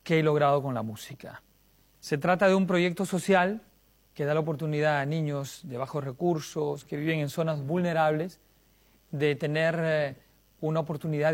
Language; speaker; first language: Spanish; native; Spanish